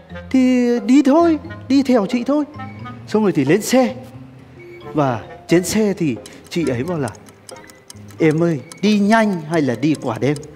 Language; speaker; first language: Vietnamese; non-native, fluent; Turkish